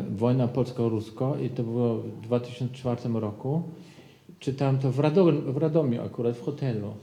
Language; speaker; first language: Polish; non-native, fluent; German